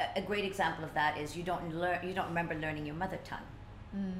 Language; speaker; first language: English; early bilingual, other home language; Swedish